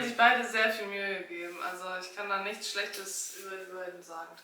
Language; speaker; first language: German; native; German